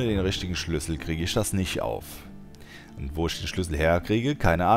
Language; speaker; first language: German; native; German